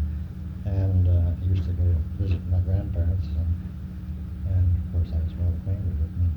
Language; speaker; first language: English; native; English